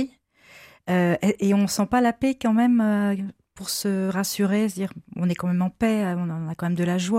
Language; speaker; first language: French; native; French